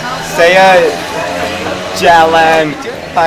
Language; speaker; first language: Indonesian; early bilingual, other home language; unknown